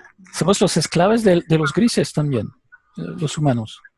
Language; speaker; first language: Spanish; non-native, learner; French